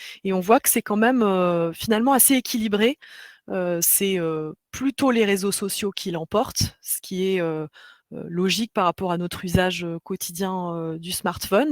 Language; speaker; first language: French; native; French